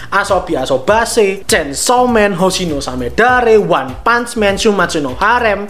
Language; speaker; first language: Indonesian; native; Indonesian